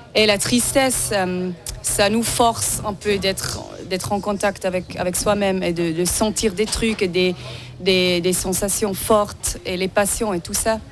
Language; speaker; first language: French; non-native, local second language; Swiss German